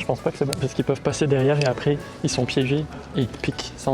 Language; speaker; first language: French; native; French